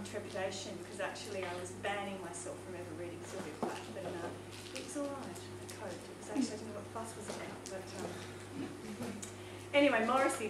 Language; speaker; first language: English; native; English